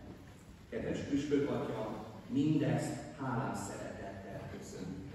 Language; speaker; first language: Hungarian; native; Hungarian